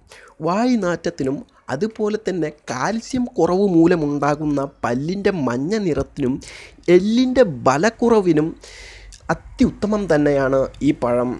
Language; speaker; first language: Malayalam; native; Malayalam